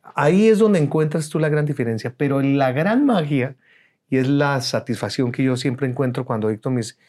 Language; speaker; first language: Spanish; native; Spanish